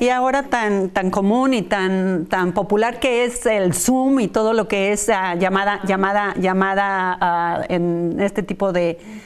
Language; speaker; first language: Spanish; native; Spanish